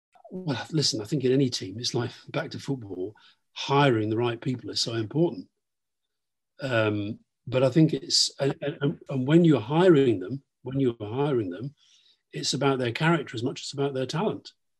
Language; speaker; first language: English; native; English